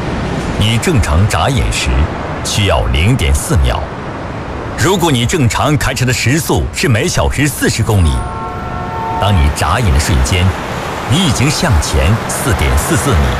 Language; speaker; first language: Chinese; native; Chinese